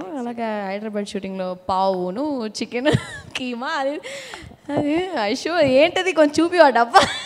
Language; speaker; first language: Telugu; native; Telugu